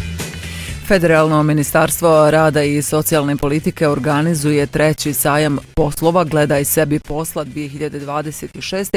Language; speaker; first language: Bosnian; native; Bosnian